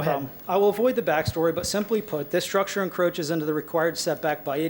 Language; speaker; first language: English; native; English